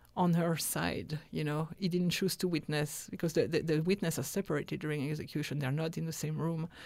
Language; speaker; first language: English; non-native, fluent; French